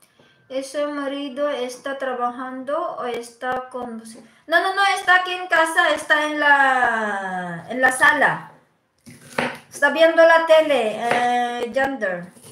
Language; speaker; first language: Spanish; non-native, fluent; Filipino